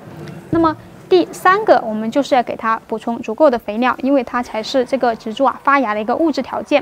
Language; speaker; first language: Chinese; native; Chinese